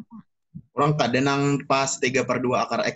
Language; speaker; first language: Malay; non-native, local second language; Banjar